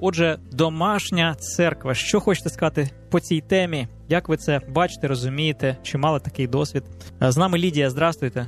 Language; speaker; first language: Ukrainian; native; Ukrainian